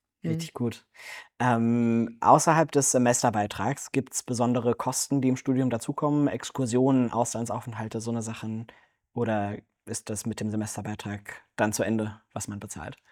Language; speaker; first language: German; native; German